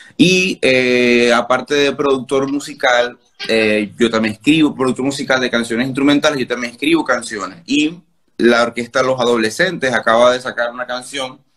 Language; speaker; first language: Spanish; native; Spanish